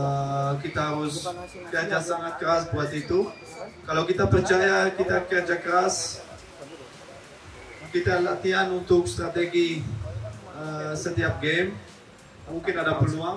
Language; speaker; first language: Indonesian; non-native, fluent; Dutch